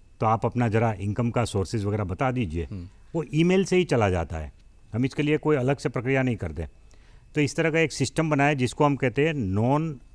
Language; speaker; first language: Hindi; non-native, local second language; Gujarati